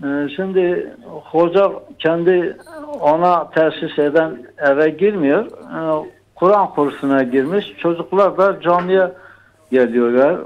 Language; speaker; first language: Turkish; non-native, local second language; Kurdish